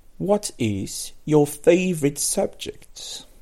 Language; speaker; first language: English; non-native, fluent; French